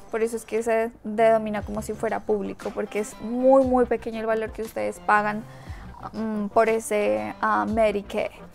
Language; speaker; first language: Spanish; native; Spanish